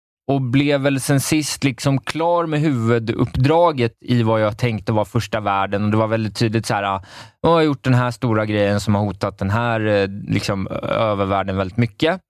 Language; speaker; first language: Swedish; native; Swedish